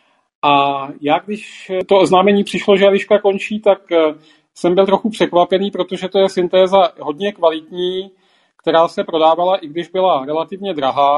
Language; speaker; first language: Czech; native; Czech